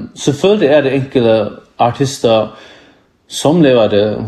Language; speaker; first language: Danish; non-native, local second language; Faroese